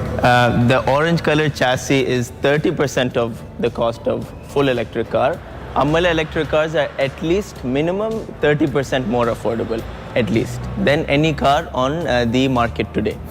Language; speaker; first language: English; early bilingual, other home language; Malayalam